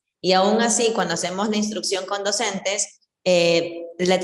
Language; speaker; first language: Spanish; native; Spanish